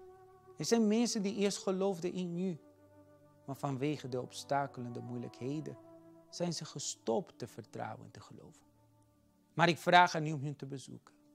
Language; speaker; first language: Dutch; non-native, fluent; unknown